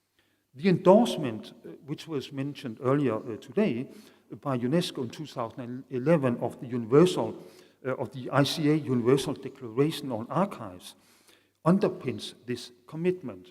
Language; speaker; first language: English; non-native, fluent; Danish